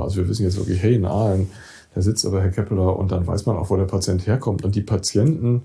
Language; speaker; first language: German; native; German